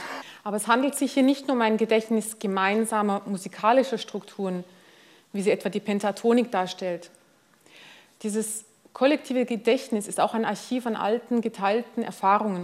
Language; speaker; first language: German; non-native, fluent; Hungarian